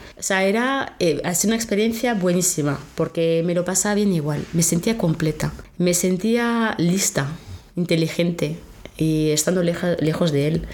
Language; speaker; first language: Spanish; non-native, fluent; French